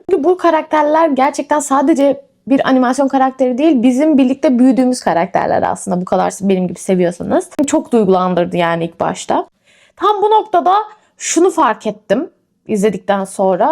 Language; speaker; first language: Turkish; native; Turkish